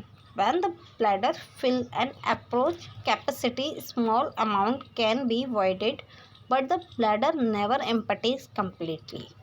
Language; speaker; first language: English; non-native, local second language; Hindi